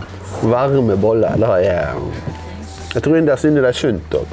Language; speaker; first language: Norwegian; native; Norwegian